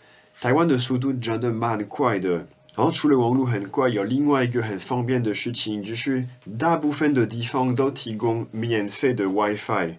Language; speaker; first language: Chinese; non-native, fluent; French